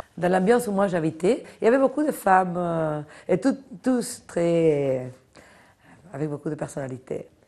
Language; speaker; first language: French; non-native, fluent; Spanish